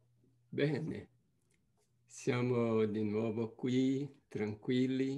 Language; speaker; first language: Italian; non-native, fluent; Portuguese